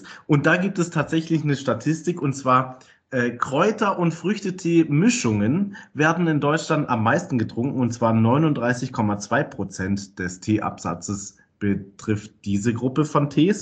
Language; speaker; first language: German; native; German